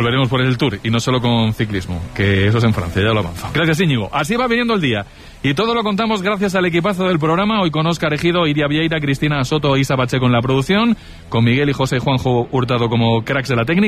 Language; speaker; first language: Spanish; native; Spanish